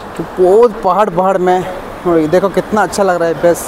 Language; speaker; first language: Hindi; non-native, local second language; Kannada